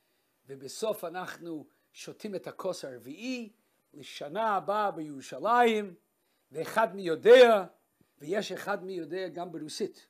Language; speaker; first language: Hebrew; non-native, fluent; Russian